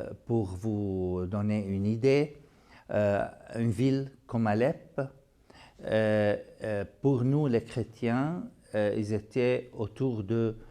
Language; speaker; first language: French; non-native, fluent; Arabic